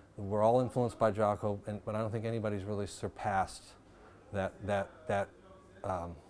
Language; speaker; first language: English; native; English